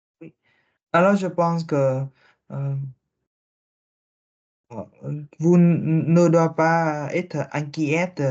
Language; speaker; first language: French; non-native, learner; Vietnamese